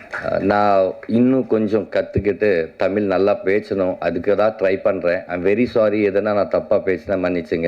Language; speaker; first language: Tamil; non-native, learner; Telugu